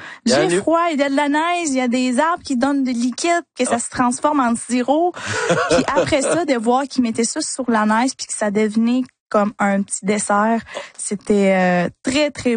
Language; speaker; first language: French; early bilingual, other home language; Spanish